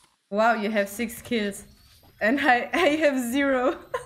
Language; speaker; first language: English; non-native, learner; Romanian